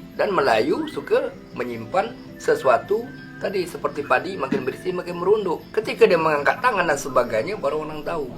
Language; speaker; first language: Malay; native; Malay